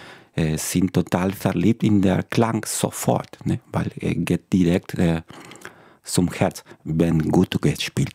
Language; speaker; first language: German; non-native, fluent; Spanish